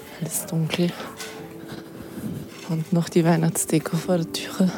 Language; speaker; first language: German; native; German